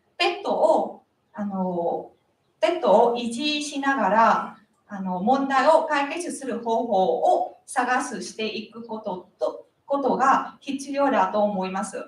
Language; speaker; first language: Japanese; non-native, learner; Vietnamese